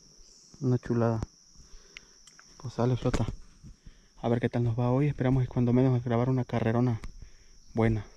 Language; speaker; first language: Spanish; native; Spanish